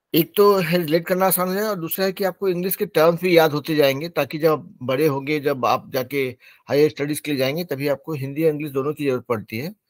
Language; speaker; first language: Hindi; native; Hindi